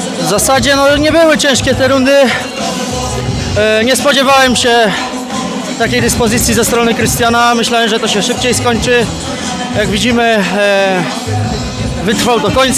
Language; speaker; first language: Polish; native; Polish